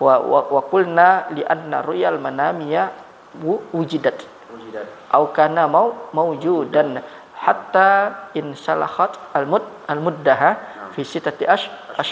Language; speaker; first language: Arabic; non-native, fluent; Malay